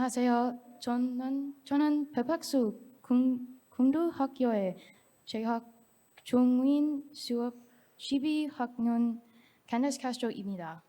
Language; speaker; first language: Korean; non-native, learner; English